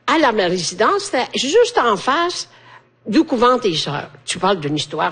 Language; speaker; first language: French; non-native, fluent; Italian